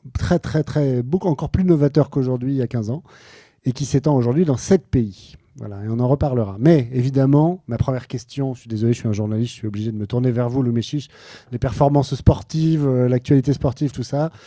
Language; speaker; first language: French; native; French